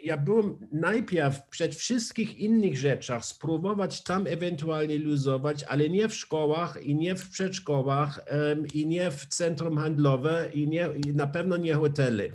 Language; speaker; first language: Polish; non-native, learner; German